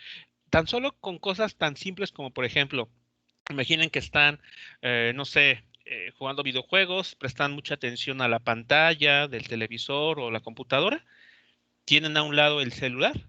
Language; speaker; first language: Spanish; native; Spanish